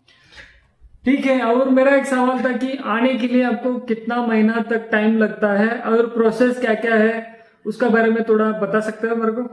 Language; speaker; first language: Hindi; non-native, local second language; Kannada